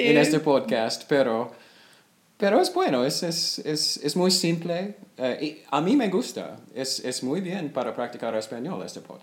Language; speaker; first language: Spanish; non-native, learner; English